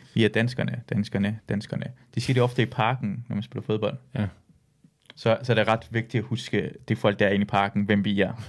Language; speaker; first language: Danish; early bilingual, other home language; Persian